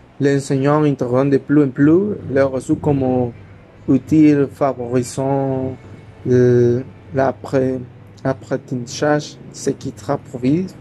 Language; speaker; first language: French; non-native, learner; Spanish